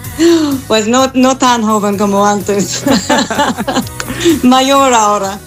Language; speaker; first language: Spanish; non-native, fluent; English